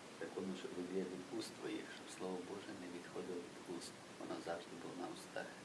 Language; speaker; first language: Ukrainian; non-native, local second language; Russian